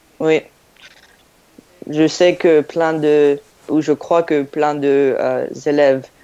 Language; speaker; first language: French; non-native, learner; English